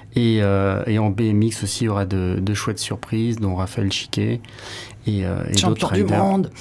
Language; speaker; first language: French; native; French